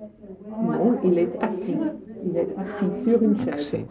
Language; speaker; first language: French; non-native, fluent; English